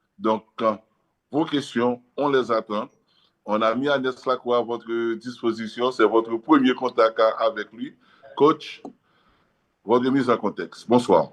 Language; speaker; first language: French; non-native, local second language; Haitian Creole